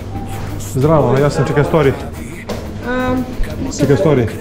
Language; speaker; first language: Croatian; native; Croatian